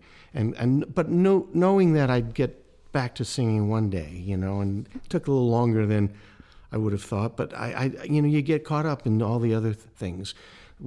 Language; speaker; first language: English; native; English